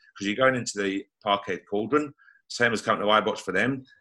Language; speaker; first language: English; native; English